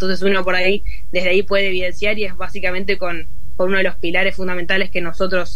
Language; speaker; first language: Spanish; native; Spanish